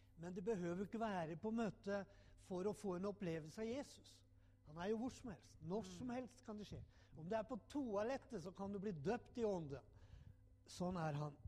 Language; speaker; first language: Norwegian; native; Norwegian